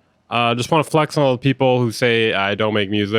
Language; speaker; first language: English; native; English